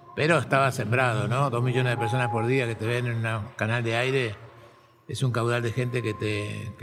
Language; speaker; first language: Spanish; native; Spanish